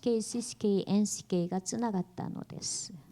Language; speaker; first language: Japanese; non-native, learner; Korean